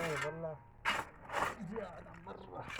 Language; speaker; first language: Arabic; non-native, learner; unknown